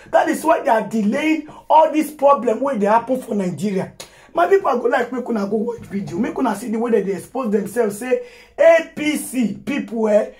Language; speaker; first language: Nigerian Pidgin; non-native, local second language; Yoruba